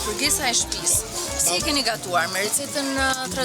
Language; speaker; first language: Albanian; native; Albanian